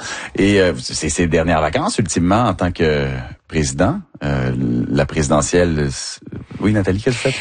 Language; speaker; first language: French; native; French